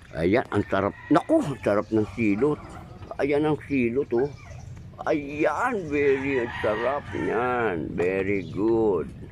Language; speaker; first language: Filipino; non-native, local second language; Waray